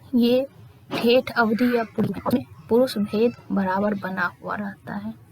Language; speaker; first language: Hindi; native; Hindi